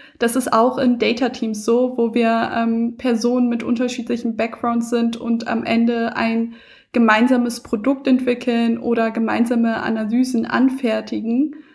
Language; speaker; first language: German; early bilingual, other home language; Persian